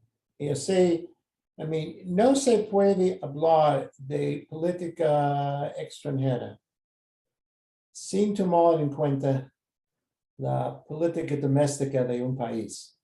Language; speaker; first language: Spanish; non-native, fluent; English